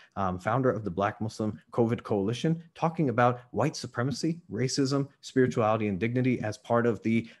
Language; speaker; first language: English; native; English